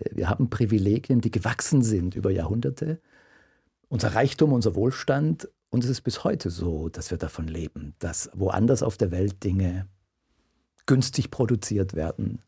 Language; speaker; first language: German; native; German